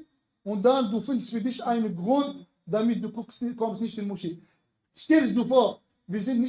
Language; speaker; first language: German; non-native, learner; Arabic